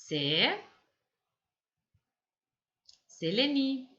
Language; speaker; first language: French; non-native, fluent; Macedonian